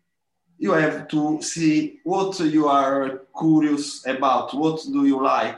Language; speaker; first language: English; non-native, learner; Italian